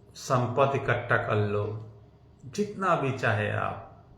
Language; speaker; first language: Hindi; non-native, local second language; Bangla